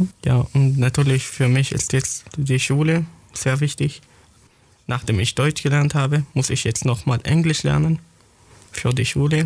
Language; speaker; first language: German; non-native, fluent; Arabic